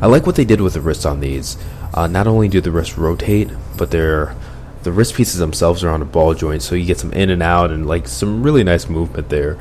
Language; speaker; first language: English; native; English